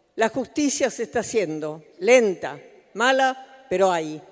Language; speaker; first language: Spanish; native; Spanish